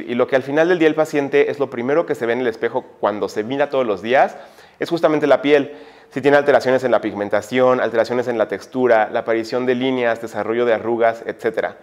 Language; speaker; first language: Spanish; native; Spanish